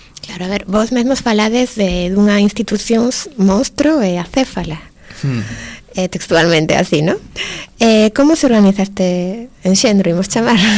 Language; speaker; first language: Galician; native; Galician